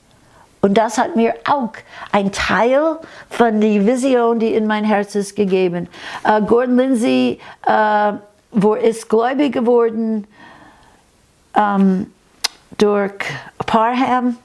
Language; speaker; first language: German; non-native, fluent; English